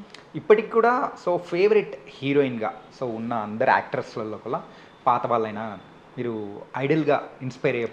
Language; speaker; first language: Telugu; native; Telugu